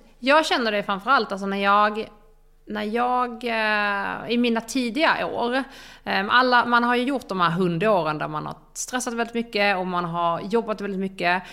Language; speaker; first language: Swedish; native; Swedish